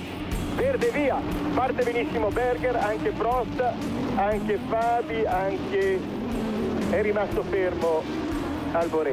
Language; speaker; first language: Italian; native; Italian